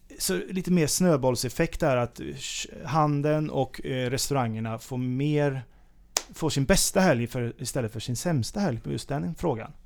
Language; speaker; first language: Swedish; native; Swedish